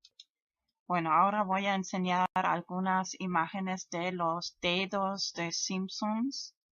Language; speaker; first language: Spanish; non-native, fluent; German